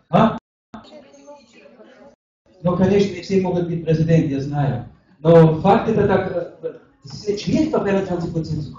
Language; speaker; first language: Russian; non-native, learner; German